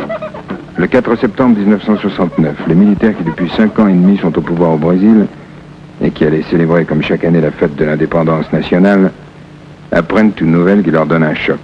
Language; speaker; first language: French; native; French